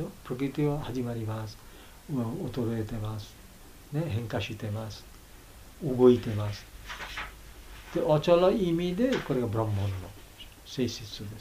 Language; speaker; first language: Japanese; non-native, learner; Bangla